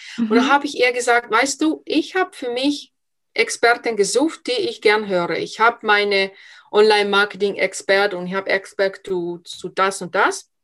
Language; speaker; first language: German; non-native, fluent; Finnish